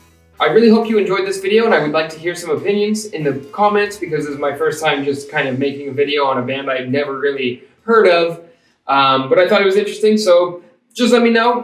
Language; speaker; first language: English; native; English